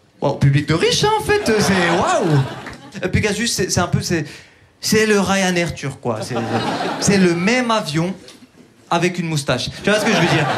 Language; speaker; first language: French; early bilingual, other home language; Turkish